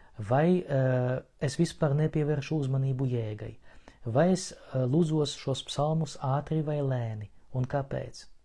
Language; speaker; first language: Latvian; non-native, local second language; Russian